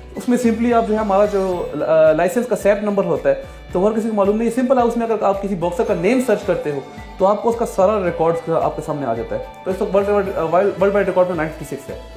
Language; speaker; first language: Urdu; non-native, local second language; Pashto